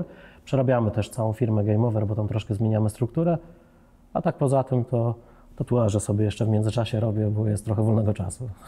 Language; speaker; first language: Polish; native; Polish